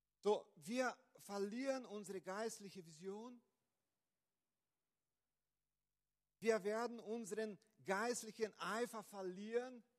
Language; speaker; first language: German; non-native, fluent; Portuguese